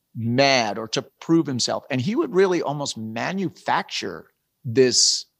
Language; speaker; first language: English; native; English